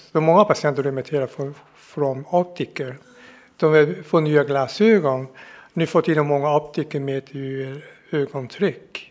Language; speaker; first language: Swedish; non-native, fluent; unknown